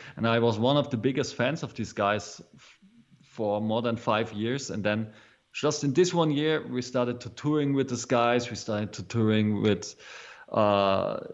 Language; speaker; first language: English; non-native, fluent; German